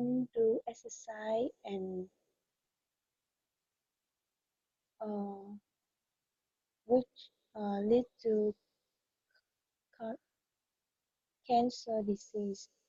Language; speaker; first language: English; non-native, learner; Vietnamese